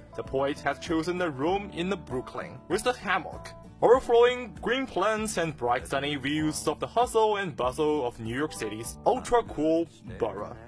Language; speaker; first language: English; non-native, learner; Chinese